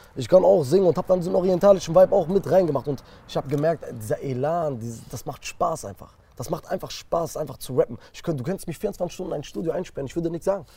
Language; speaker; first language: German; early bilingual, other home language; Kurdish